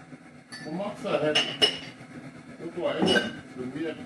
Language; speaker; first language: Finnish; non-native, learner; Thai